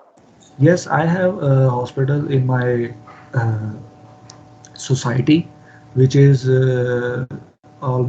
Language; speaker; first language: English; non-native, learner; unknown